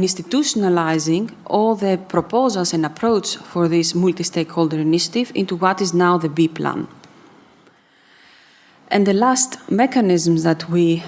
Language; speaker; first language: English; non-native, fluent; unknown